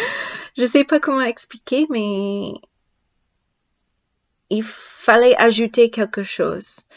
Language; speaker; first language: French; non-native, learner; English